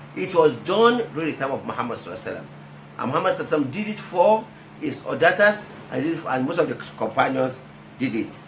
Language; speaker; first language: English; non-native, local second language; Yoruba